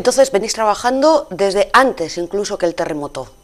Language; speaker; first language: Spanish; native; Spanish